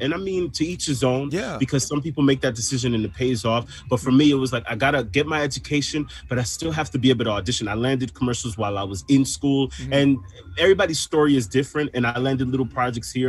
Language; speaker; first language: English; early bilingual, other home language; Spanish